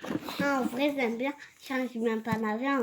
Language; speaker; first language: French; native; French